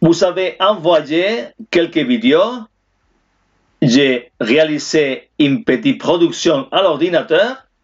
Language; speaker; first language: French; non-native, fluent; Spanish